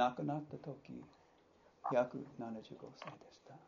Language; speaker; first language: Japanese; non-native, fluent; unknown